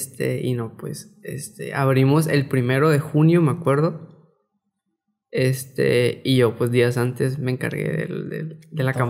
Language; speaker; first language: Spanish; native; Spanish